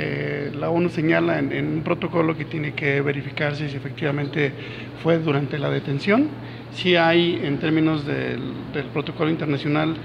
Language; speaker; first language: Spanish; native; Spanish